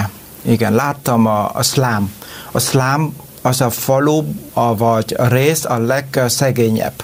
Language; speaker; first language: Hungarian; non-native, learner; Vietnamese